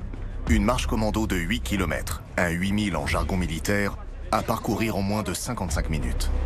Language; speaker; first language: French; native; French